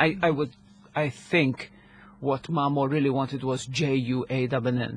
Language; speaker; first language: English; non-native, local second language; Maltese